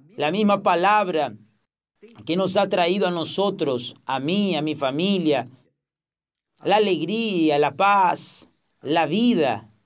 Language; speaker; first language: Spanish; non-native, fluent; Portuguese